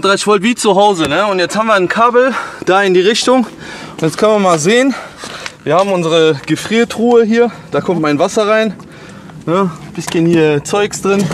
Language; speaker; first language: German; native; German